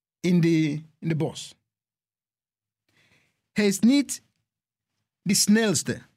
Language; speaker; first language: Dutch; non-native, fluent; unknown